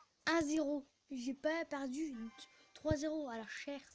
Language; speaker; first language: French; native; French